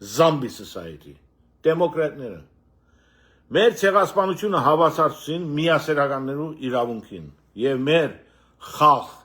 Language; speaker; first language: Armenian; early bilingual, heritage; Armenian